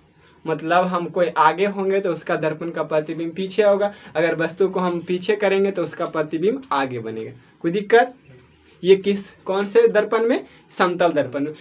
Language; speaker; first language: Hindi; native; Hindi